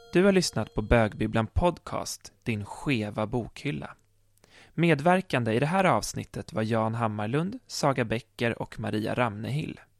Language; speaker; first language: Swedish; native; Swedish